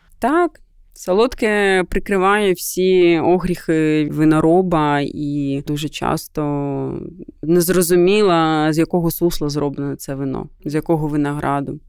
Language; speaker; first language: Ukrainian; non-native, local second language; Russian